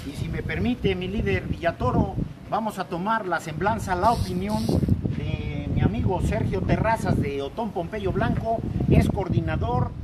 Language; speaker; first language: Spanish; native; Spanish